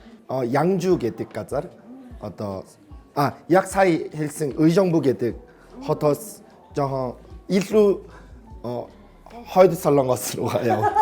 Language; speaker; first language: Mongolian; non-native, fluent; Korean